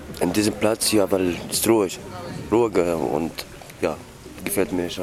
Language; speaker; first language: German; non-native, learner; Arabic